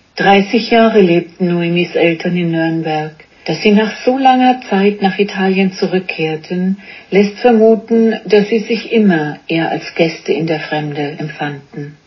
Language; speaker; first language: German; native; German